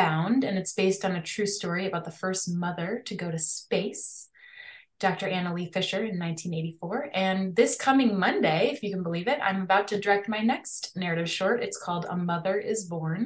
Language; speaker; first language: English; native; English